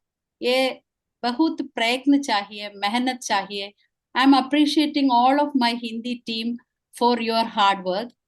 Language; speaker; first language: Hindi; non-native, local second language; Malayalam